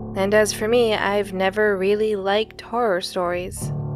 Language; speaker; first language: English; early bilingual, other home language; Filipino